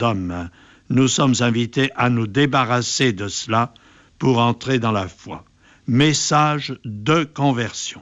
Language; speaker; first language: French; native; French